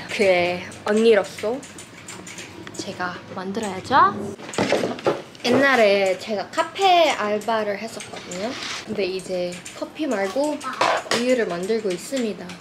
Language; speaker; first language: Korean; non-native, fluent; English